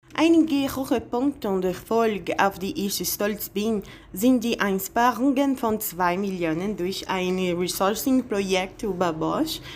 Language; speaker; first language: German; non-native, fluent; Portuguese